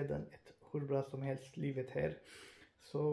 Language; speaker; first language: Norwegian; non-native, fluent; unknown